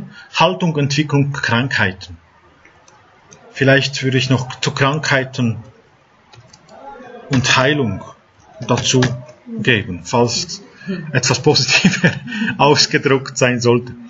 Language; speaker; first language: German; non-native, fluent; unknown